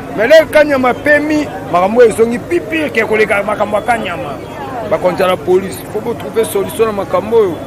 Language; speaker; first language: Lingala; native; Lingala